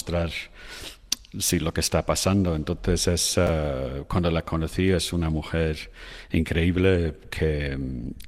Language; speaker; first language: Spanish; non-native, fluent; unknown